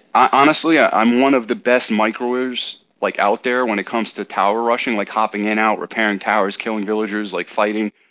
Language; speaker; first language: English; native; English